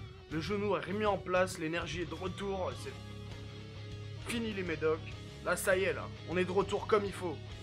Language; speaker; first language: French; native; French